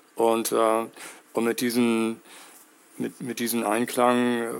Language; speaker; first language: German; native; German